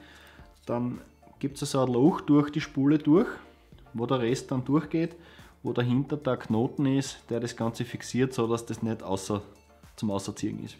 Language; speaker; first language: German; native; German